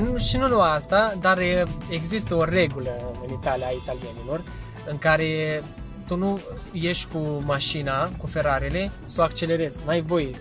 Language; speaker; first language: Romanian; early bilingual, heritage; Romanian